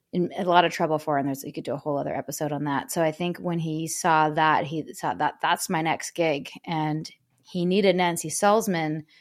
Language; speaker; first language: English; native; English